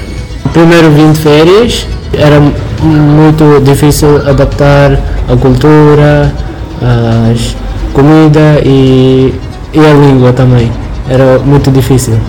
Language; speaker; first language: Portuguese; early bilingual, other home language; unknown